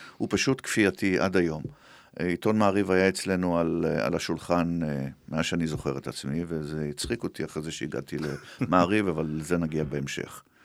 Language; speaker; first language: Hebrew; native; Hebrew